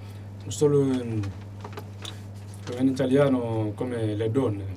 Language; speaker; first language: French; non-native, learner; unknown